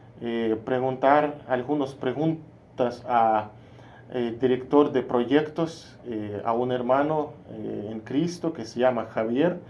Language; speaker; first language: Spanish; non-native, learner; Russian